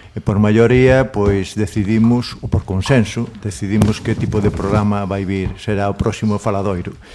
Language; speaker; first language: Galician; non-native, local second language; Spanish